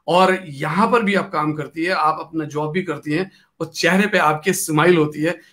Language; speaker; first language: Hindi; non-native, local second language; Kashmiri